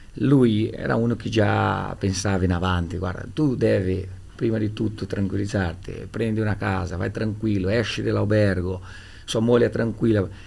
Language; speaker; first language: Italian; non-native, fluent; Portuguese